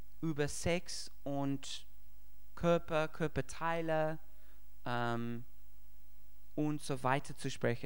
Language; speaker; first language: German; non-native, fluent; English